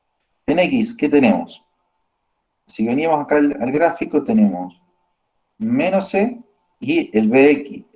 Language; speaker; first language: Spanish; native; Spanish